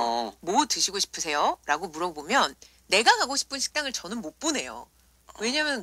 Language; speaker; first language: Korean; native; Korean